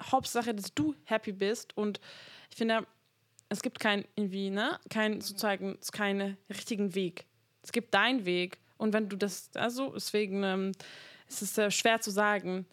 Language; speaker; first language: German; non-native, fluent; Hungarian